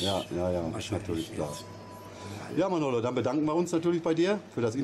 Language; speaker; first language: German; native; German